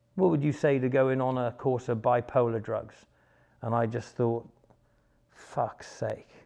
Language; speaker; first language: English; native; English